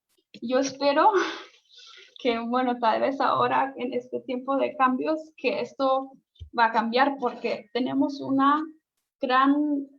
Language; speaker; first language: Spanish; non-native, fluent; German